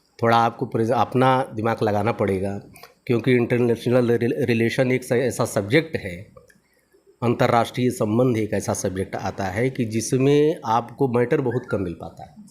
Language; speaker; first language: Hindi; native; Hindi